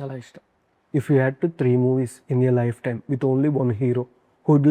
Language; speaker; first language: Telugu; native; Telugu